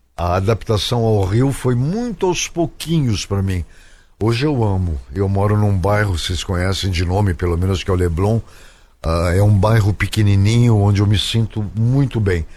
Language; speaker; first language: Portuguese; native; Portuguese